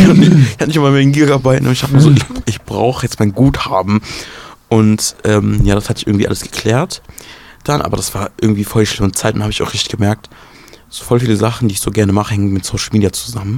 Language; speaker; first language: German; native; German